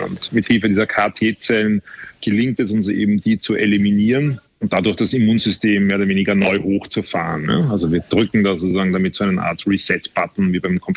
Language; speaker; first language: German; native; German